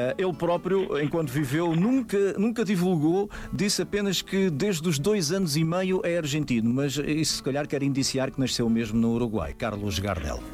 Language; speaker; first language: Portuguese; native; Portuguese